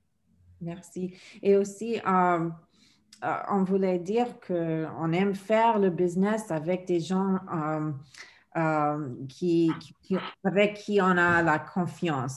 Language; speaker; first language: French; non-native, fluent; English